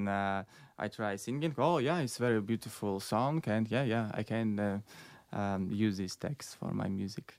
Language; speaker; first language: English; non-native, learner; Belarusian